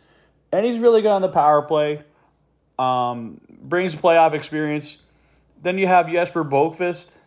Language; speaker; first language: English; native; English